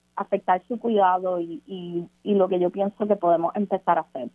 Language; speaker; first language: Spanish; native; Spanish